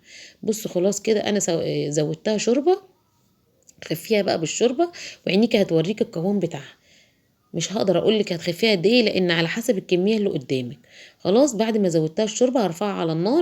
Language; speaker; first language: Arabic; native; Arabic